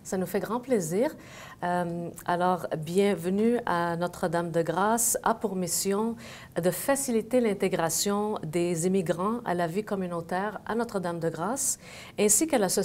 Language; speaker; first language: French; native; French